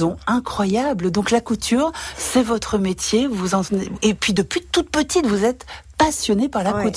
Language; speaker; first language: French; native; French